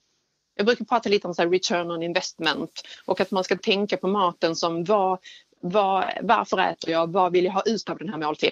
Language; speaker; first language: Swedish; native; Swedish